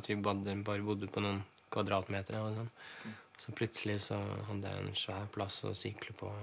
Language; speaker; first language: Norwegian; early bilingual, other home language; Russian